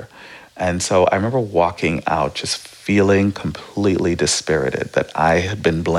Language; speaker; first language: English; native; English